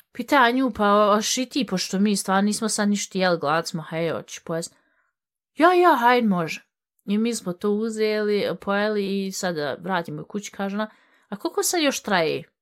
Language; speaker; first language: Bosnian; early bilingual, heritage; Bosnian